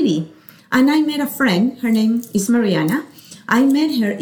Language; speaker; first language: English; non-native, fluent; Spanish